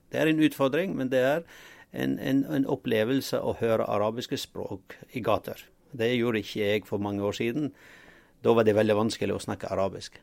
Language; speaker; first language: Norwegian; non-native, fluent; Arabic